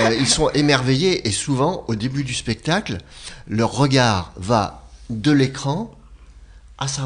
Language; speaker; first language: French; native; French